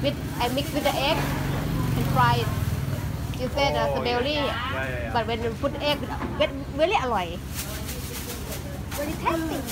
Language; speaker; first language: English; non-native, learner; Thai